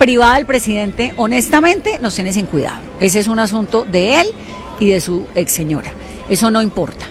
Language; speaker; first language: Spanish; native; Spanish